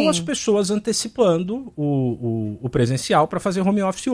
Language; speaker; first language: Portuguese; native; Portuguese